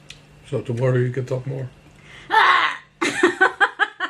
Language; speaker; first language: English; non-native, fluent; Dutch